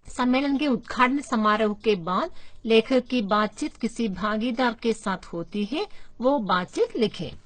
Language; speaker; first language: Hindi; non-native, local second language; Malayalam